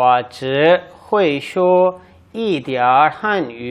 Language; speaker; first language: Chinese; non-native, learner; Urdu